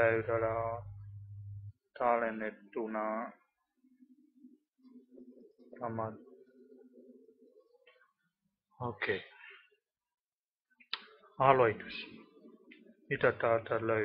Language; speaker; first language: Finnish; non-native, learner; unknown